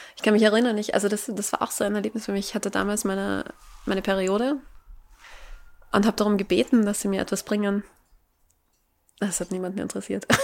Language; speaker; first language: German; native; German